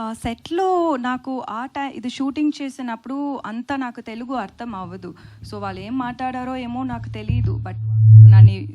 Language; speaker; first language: Telugu; non-native, learner; Tamil